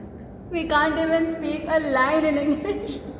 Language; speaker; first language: English; non-native, local second language; Hindi